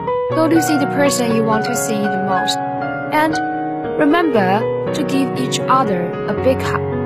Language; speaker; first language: English; non-native, fluent; Chinese